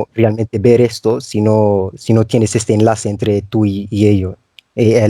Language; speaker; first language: Spanish; non-native, fluent; Arabic